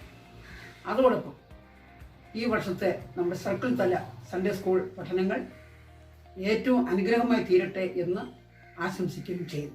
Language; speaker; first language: Malayalam; native; Malayalam